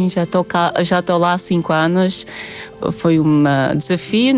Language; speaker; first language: Portuguese; non-native, fluent; Latvian